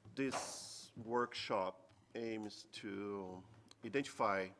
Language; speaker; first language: English; non-native, fluent; Portuguese